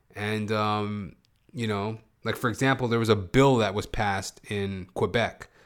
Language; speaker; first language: English; early bilingual, other home language; Hindi